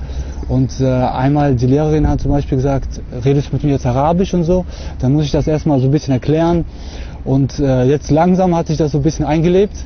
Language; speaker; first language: German; early bilingual, other home language; Russian